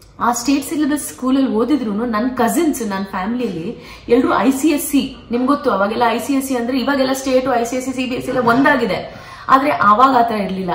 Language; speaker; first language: Kannada; non-native, local second language; Konkani